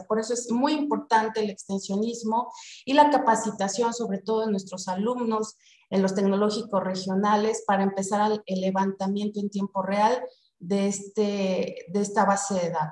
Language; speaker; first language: Spanish; native; Spanish